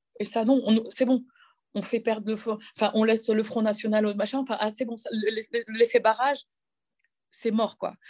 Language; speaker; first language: French; native; French